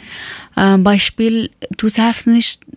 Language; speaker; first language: German; non-native, learner; Persian